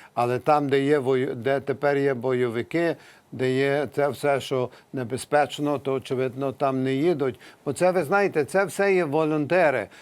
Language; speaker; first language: Ukrainian; early bilingual, heritage; Ukrainian